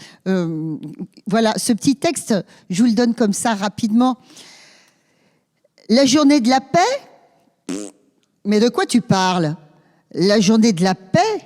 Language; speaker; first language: French; native; French